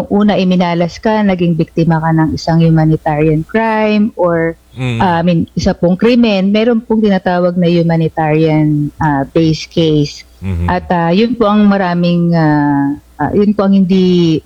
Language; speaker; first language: Filipino; native; Filipino